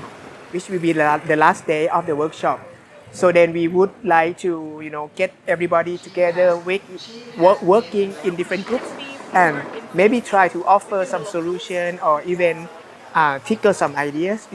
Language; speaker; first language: English; non-native, fluent; Thai